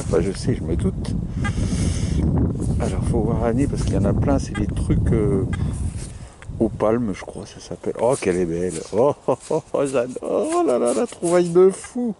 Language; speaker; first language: French; native; French